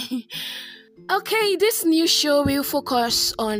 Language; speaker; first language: English; non-native, local second language; Yoruba